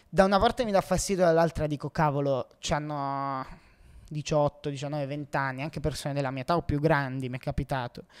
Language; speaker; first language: Italian; native; Italian